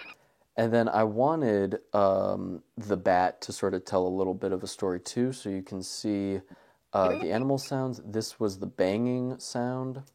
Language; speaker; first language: English; native; English